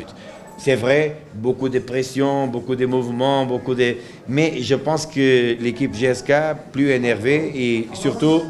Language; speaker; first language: French; non-native, local second language; Arabic